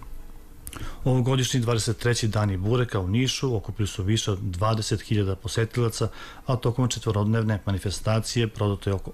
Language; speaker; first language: Serbian; native; Serbian